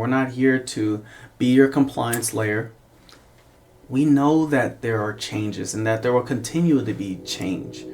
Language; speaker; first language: English; native; English